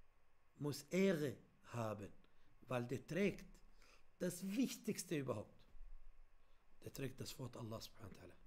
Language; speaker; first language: German; non-native, fluent; Arabic